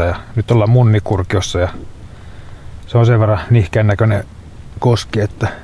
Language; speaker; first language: Finnish; native; Finnish